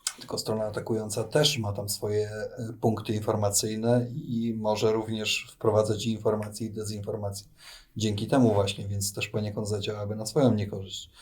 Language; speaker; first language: Polish; native; Polish